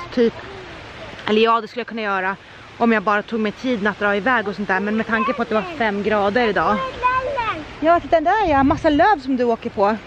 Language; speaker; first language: Swedish; native; Swedish